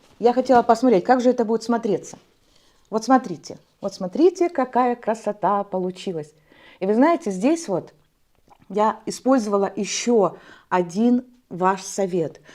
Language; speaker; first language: Russian; native; Russian